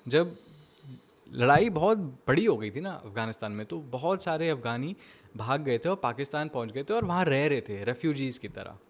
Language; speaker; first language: Hindi; native; Hindi